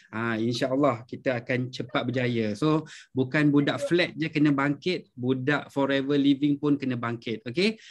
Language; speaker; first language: Malay; native; Malay